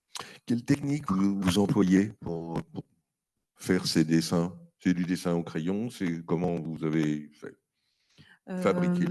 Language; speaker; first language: French; native; French